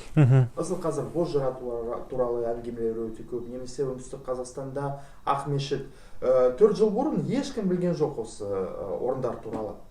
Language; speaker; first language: Kazakh; non-native, local second language; Russian